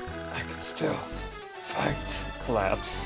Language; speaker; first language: English; native; English